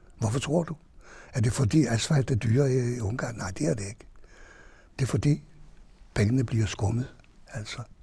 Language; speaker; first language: Danish; non-native, fluent; Hungarian